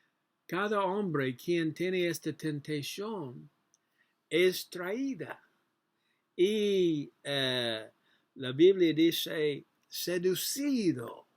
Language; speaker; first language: Spanish; non-native, learner; English